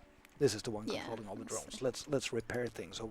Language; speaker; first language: English; non-native, fluent; Swedish